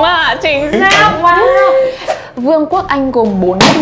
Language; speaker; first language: Vietnamese; native; Vietnamese